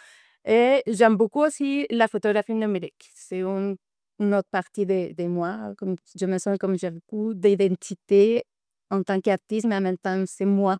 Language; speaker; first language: French; non-native, fluent; Spanish